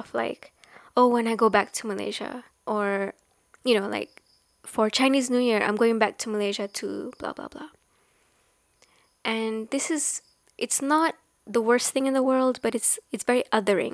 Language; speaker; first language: English; non-native, local second language; Malay